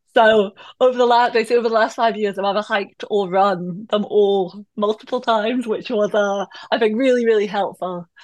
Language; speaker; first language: English; native; English